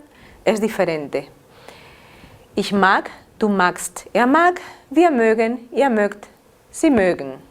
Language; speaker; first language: German; non-native, fluent; Spanish